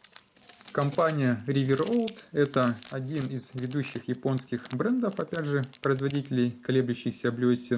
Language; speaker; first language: Russian; native; Russian